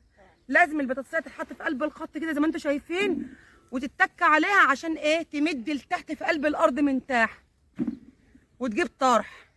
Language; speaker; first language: Arabic; native; Arabic